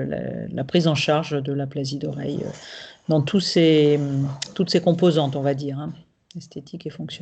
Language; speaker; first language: French; native; French